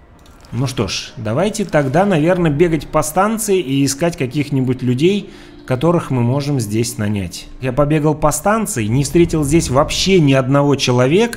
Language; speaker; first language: Russian; native; Russian